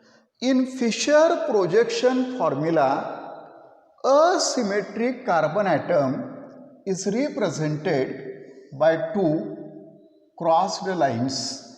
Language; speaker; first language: English; non-native, local second language; Marathi